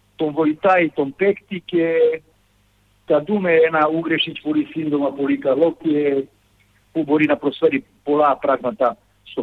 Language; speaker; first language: Greek; non-native, fluent; Serbian